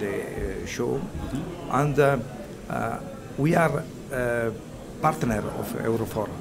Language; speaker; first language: English; non-native, learner; Italian